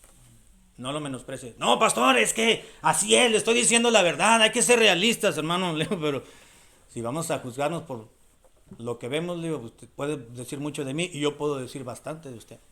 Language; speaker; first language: Spanish; native; Spanish